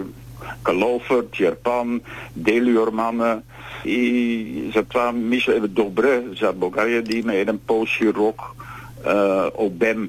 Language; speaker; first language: Bulgarian; non-native, learner; Dutch